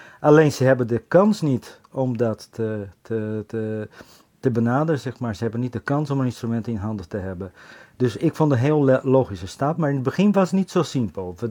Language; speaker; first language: Dutch; non-native, fluent; Portuguese